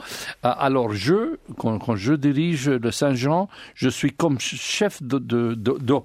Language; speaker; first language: French; non-native, learner; English